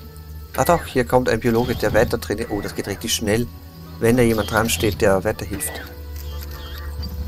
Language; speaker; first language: German; native; German